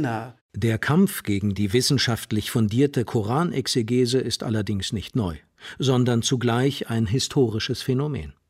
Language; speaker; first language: German; native; German